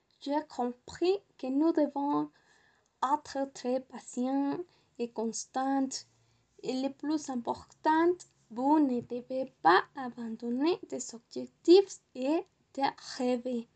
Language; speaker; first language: French; non-native, learner; Spanish